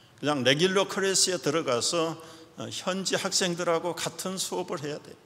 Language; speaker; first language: Korean; native; Korean